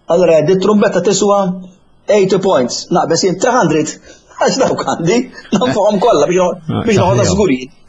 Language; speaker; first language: Maltese; native; Maltese